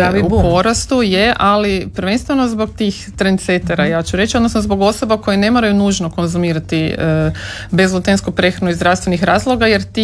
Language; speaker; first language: Serbian; native; Serbian